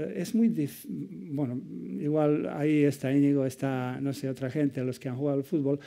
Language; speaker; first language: Spanish; non-native, fluent; Bosnian